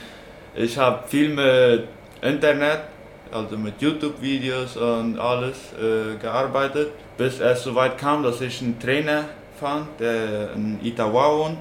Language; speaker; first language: German; non-native, local second language; Plautdietsch